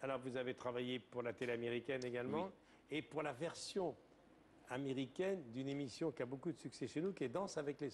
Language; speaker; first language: French; native; French